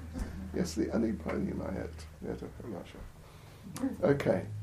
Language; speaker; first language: Russian; non-native, fluent; English